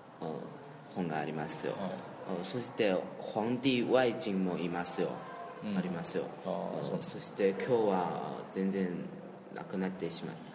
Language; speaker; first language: Japanese; non-native, learner; Chinese